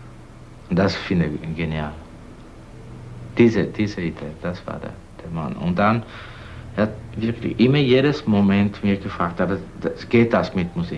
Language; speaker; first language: German; non-native, fluent; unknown